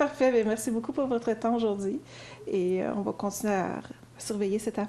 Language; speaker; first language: French; native; French